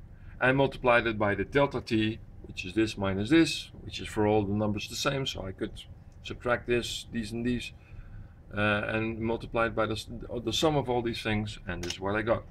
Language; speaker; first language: English; non-native, fluent; Dutch